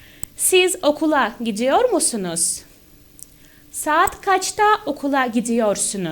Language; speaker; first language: Turkish; non-native, fluent; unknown